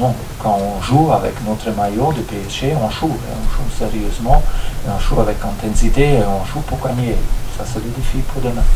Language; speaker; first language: French; non-native, fluent; German